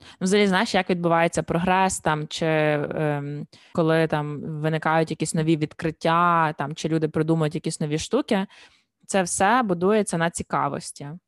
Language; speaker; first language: Ukrainian; native; Ukrainian